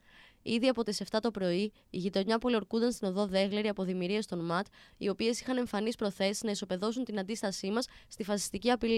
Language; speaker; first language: Greek; native; Greek